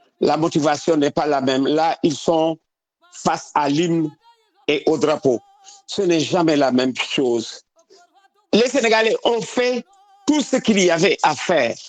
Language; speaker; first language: French; non-native, local second language; Wolof